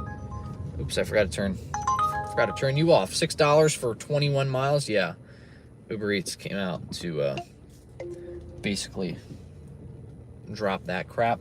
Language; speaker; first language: English; native; English